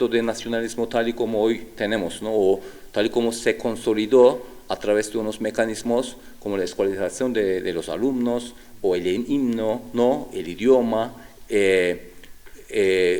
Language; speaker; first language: Spanish; non-native, fluent; Turkish